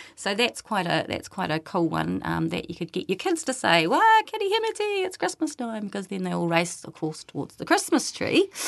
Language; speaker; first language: English; native; English